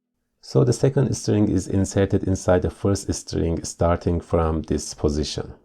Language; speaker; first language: English; non-native, fluent; Persian